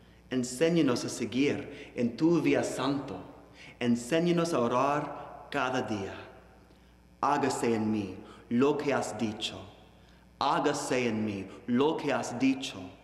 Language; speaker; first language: Spanish; non-native, learner; English